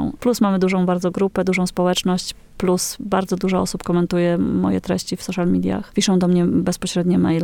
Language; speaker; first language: Polish; native; Polish